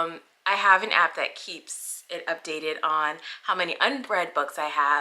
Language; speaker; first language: English; native; English